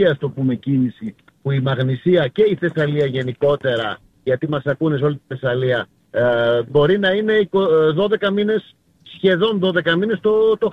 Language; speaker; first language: Greek; native; Greek